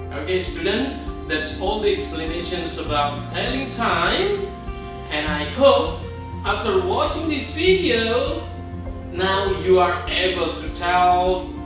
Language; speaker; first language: English; non-native, fluent; Indonesian